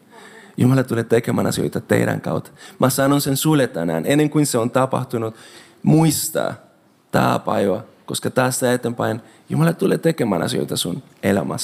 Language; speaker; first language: Finnish; non-native, fluent; Spanish